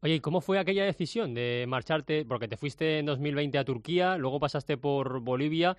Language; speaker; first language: Spanish; native; Spanish